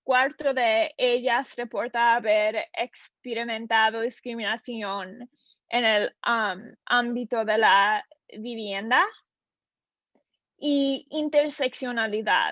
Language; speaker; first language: Spanish; non-native, learner; English